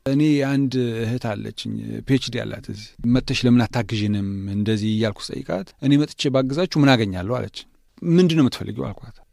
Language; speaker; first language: Amharic; native; Amharic